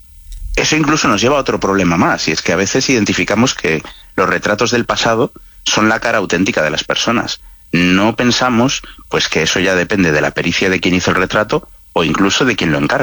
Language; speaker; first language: Spanish; native; Spanish